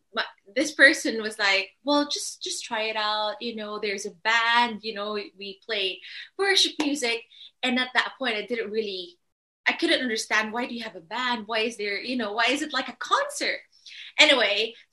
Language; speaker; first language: English; non-native, local second language; Filipino